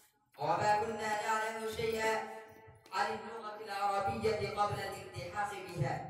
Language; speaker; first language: Arabic; non-native, learner; Urdu